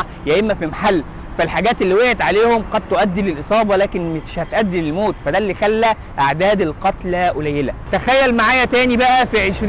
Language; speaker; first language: Arabic; native; Arabic